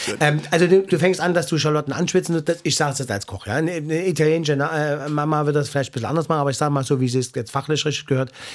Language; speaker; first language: German; native; German